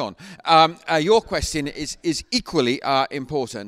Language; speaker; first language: English; native; English